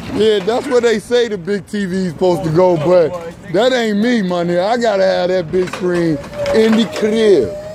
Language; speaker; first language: English; native; English